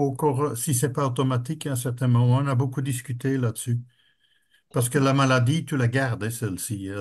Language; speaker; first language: French; native; French